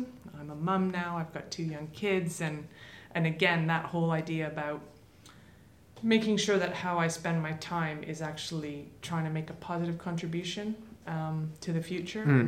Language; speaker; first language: English; native; English